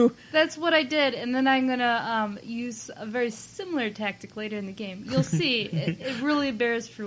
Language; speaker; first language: English; native; English